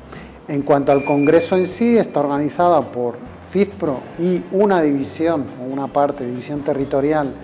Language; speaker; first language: Spanish; native; Spanish